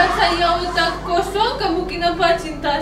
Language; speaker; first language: Indonesian; non-native, learner; Russian